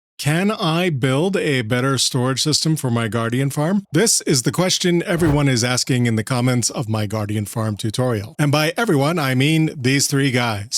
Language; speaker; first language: English; native; English